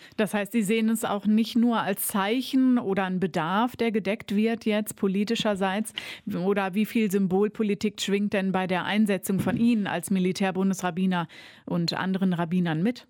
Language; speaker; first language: German; native; German